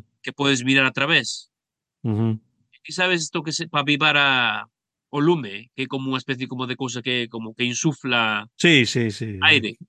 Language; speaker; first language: Galician; native; Galician